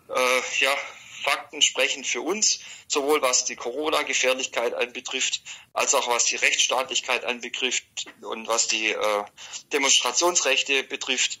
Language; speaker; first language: German; native; German